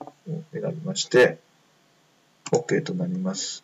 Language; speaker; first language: Japanese; non-native, fluent; Chinese